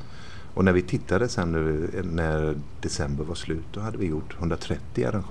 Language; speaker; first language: Swedish; native; Swedish